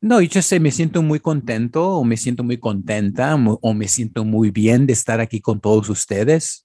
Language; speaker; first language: Spanish; early bilingual, heritage; Spanish